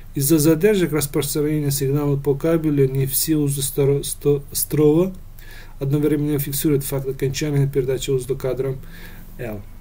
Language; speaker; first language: Russian; non-native, local second language; Uzbek